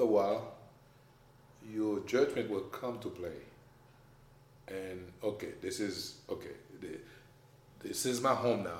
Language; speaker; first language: English; non-native, fluent; Haitian Creole